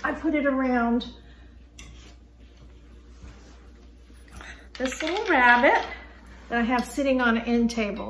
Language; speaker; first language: English; native; English